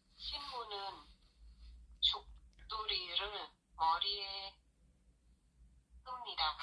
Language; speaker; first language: Korean; non-native, learner; Thai